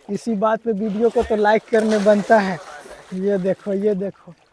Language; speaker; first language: Hindi; native; Hindi